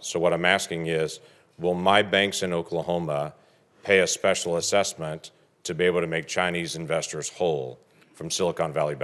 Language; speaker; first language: English; native; English